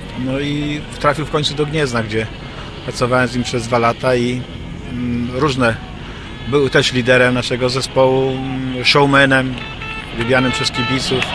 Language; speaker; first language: Polish; native; Polish